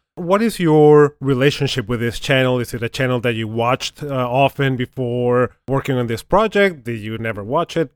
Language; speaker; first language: English; non-native, fluent; Spanish